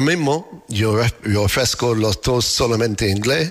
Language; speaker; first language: Spanish; non-native, learner; English